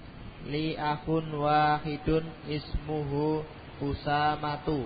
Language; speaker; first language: Arabic; non-native, learner; Indonesian